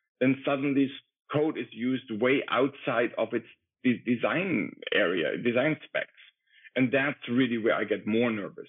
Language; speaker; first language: English; non-native, fluent; German